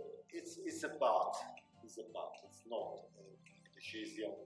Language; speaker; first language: English; non-native, local second language; Italian